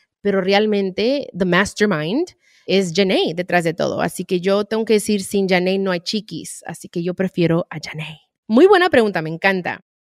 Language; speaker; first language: Spanish; early bilingual, heritage; Spanish